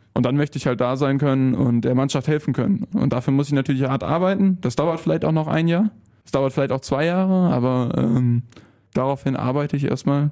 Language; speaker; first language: German; native; German